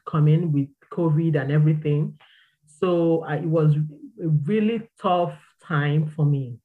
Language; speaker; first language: English; non-native, local second language; Igbo